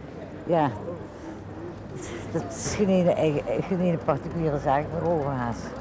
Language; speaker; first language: Dutch; native; Dutch